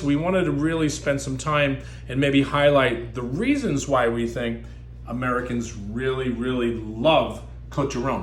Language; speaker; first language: English; native; English